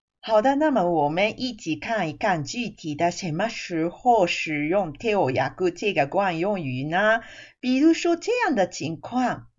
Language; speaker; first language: Chinese; non-native, fluent; Japanese